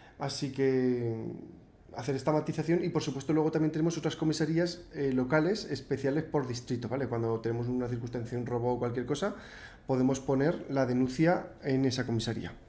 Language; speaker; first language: Spanish; native; Spanish